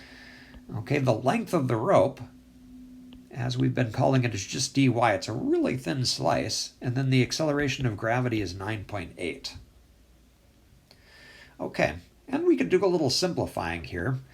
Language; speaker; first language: English; native; English